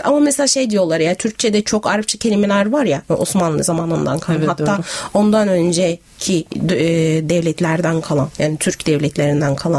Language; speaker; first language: Turkish; non-native, fluent; Arabic